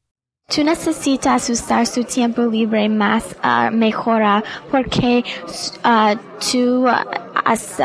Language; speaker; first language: Spanish; non-native, learner; English